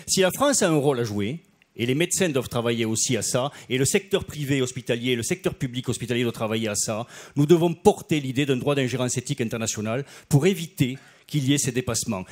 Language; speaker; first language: French; native; French